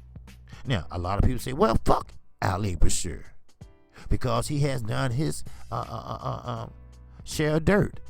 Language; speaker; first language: English; native; English